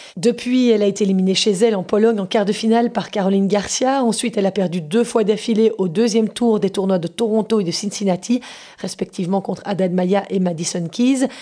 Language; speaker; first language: French; native; French